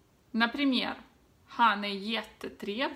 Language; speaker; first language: Swedish; non-native, fluent; Russian